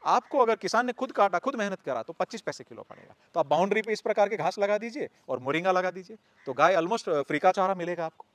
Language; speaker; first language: Hindi; non-native, local second language; Gujarati